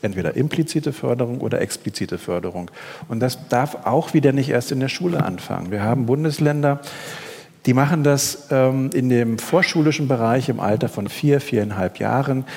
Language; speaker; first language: German; native; German